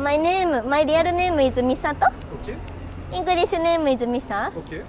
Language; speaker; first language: English; non-native, learner; Japanese